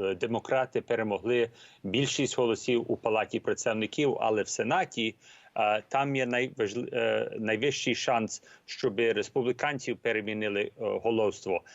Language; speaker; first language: Ukrainian; early bilingual, heritage; Ukrainian